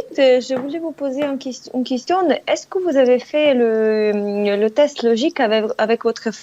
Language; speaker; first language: French; non-native, fluent; Russian